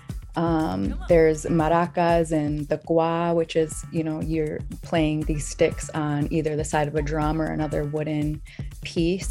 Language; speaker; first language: English; native; English